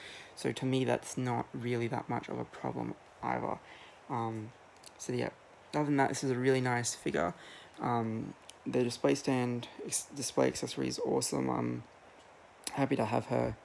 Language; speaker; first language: English; native; English